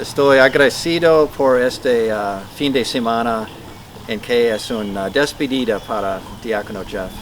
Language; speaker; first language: Spanish; non-native, learner; English